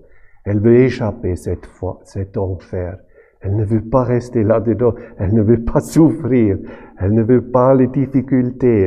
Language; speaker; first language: French; non-native, fluent; German